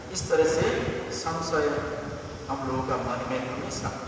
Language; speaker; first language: Hindi; non-native, local second language; Bangla